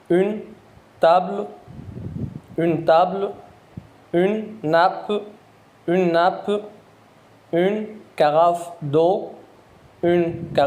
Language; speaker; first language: French; non-native, fluent; Arabic